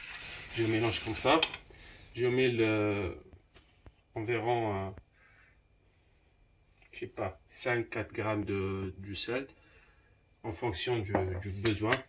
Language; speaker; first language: French; non-native, local second language; Arabic